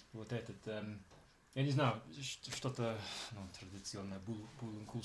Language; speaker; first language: Russian; non-native, learner; English